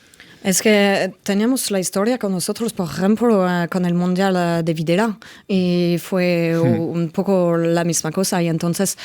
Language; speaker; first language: Spanish; non-native, fluent; French